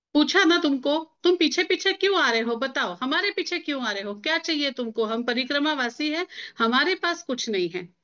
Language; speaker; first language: Hindi; non-native, local second language; Marathi